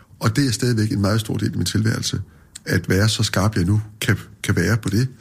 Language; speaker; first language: Danish; native; Danish